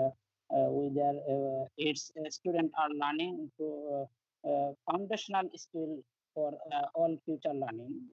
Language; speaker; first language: English; non-native, learner; Bangla